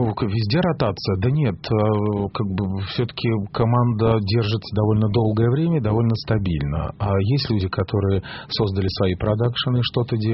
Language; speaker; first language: Russian; native; Russian